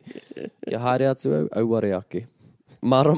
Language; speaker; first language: Māori; non-native, local second language; English